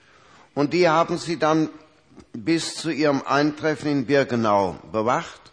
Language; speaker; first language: German; native; German